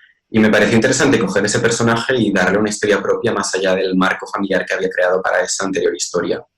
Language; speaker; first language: Spanish; native; Spanish